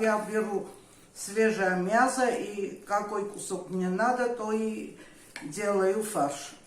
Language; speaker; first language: Russian; non-native, fluent; Armenian